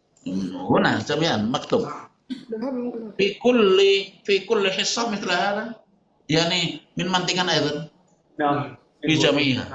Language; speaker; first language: Arabic; non-native, fluent; Indonesian